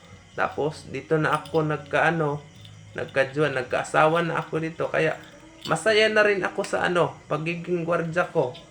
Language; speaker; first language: Filipino; non-native, fluent; English